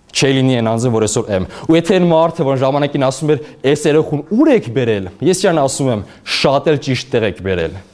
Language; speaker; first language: Armenian; early bilingual, heritage; Armenian